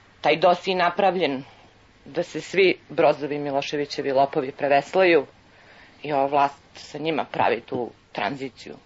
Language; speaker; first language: Serbian; native; Serbian